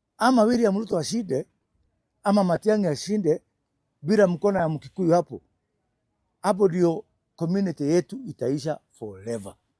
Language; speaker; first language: Swahili; native; Swahili